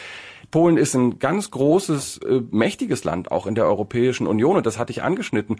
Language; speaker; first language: German; native; German